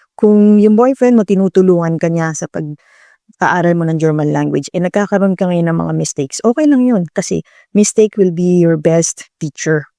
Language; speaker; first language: Filipino; native; Filipino